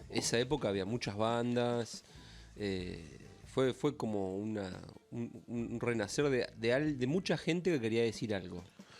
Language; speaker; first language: Spanish; native; Spanish